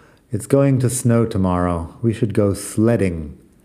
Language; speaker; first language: English; native; English